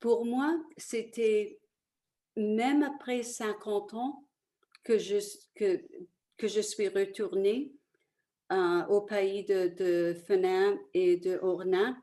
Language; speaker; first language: French; early bilingual, other home language; Italian